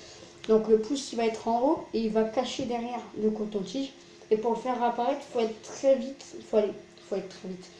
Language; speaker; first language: French; native; French